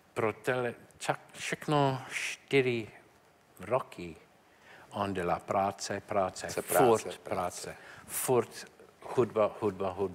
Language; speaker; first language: Czech; non-native, learner; English